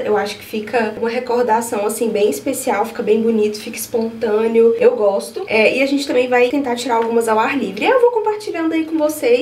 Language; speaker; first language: Portuguese; native; Portuguese